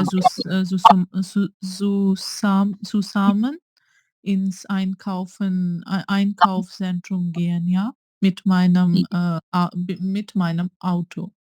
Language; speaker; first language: German; non-native, learner; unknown